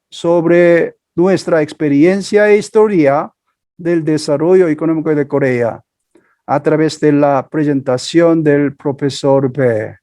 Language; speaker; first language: Spanish; non-native, fluent; Korean